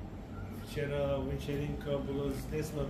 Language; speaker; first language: Russian; non-native, learner; Turkish